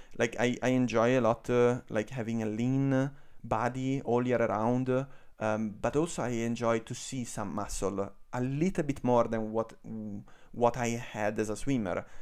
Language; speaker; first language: English; non-native, fluent; Italian